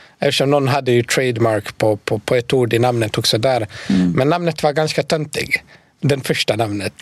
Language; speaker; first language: Swedish; non-native, fluent; Bosnian